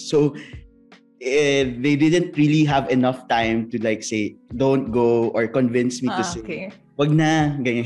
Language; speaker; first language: English; non-native, local second language; Filipino